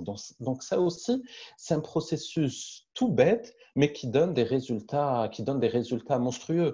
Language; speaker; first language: French; native; French